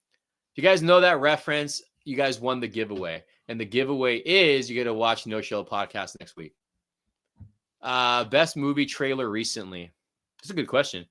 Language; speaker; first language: English; native; English